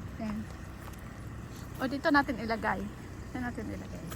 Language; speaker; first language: Filipino; native; Filipino